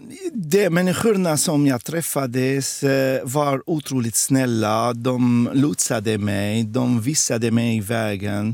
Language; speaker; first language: Swedish; non-native, fluent; Arabic